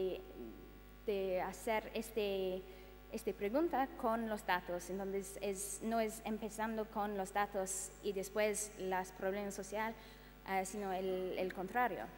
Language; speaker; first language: Spanish; non-native, fluent; English